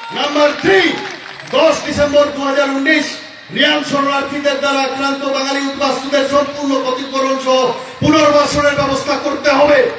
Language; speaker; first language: Bangla; native; Bangla